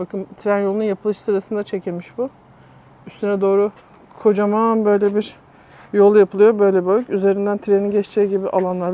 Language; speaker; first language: Turkish; native; Turkish